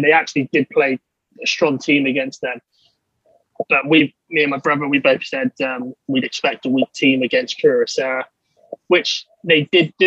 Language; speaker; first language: English; native; English